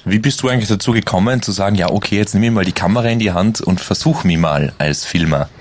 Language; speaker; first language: German; native; German